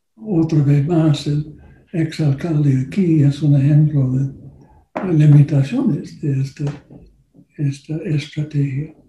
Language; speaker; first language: Spanish; non-native, learner; English